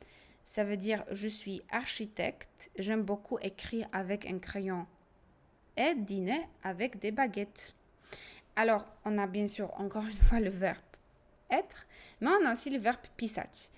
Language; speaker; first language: French; non-native, fluent; Polish